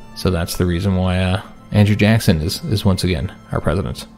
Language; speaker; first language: English; native; English